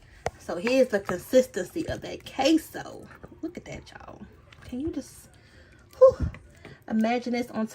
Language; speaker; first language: English; native; English